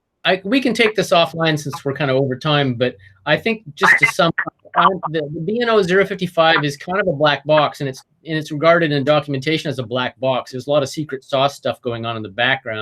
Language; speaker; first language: English; native; English